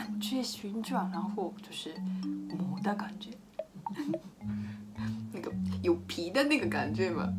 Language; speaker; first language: Chinese; non-native, fluent; Japanese